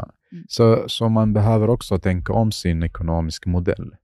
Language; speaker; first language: Swedish; non-native, fluent; Arabic